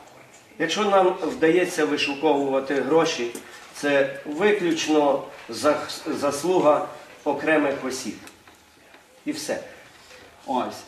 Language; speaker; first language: Ukrainian; native; Ukrainian